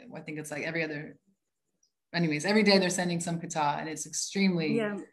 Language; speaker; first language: English; native; English